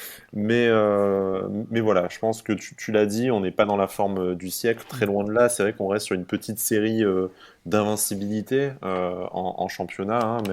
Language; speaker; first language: French; native; French